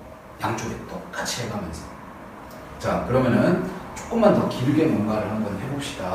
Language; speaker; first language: Korean; native; Korean